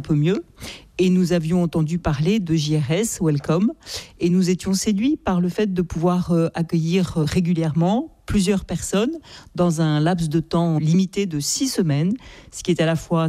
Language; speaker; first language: French; native; French